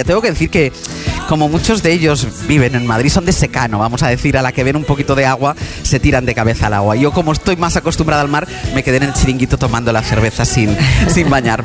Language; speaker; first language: Spanish; native; Spanish